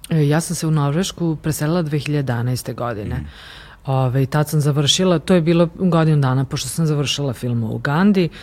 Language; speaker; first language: Serbian; native; Serbian